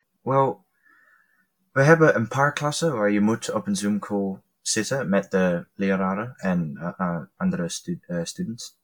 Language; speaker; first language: Dutch; early bilingual, heritage; Dutch